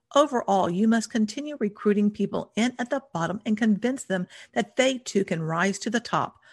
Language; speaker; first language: English; native; English